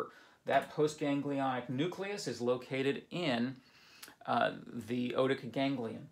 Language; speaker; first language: English; native; English